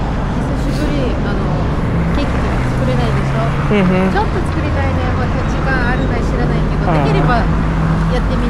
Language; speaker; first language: Japanese; non-native, learner; Russian